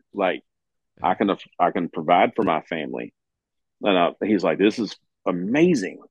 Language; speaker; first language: English; native; English